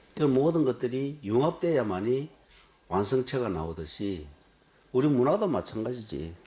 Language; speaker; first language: Korean; native; Korean